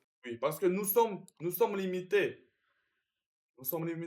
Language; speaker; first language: French; non-native, learner; Russian